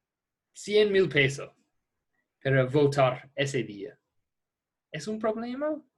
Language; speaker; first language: Spanish; non-native, fluent; English